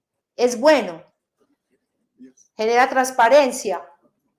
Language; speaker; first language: Spanish; native; Spanish